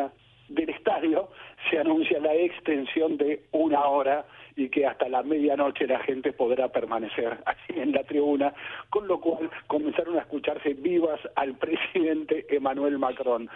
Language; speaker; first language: Spanish; native; Spanish